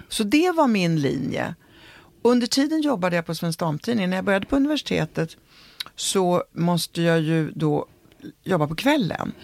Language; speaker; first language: Swedish; early bilingual, other home language; Italian